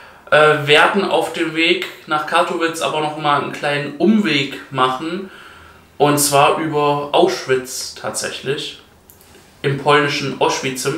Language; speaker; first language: German; native; German